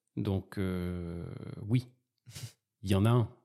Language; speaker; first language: French; native; French